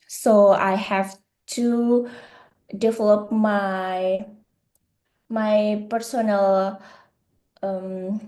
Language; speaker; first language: English; non-native, learner; Indonesian